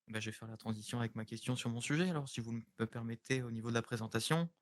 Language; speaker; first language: French; native; French